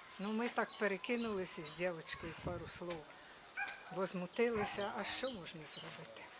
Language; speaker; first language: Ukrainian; native; Ukrainian